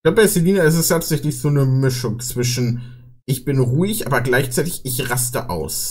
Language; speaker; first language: German; native; German